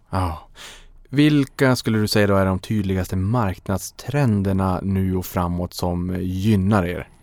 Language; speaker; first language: Swedish; native; Swedish